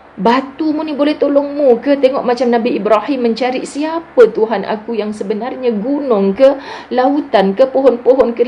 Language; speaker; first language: Malay; native; Malay